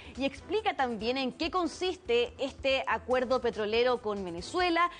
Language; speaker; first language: Spanish; native; Spanish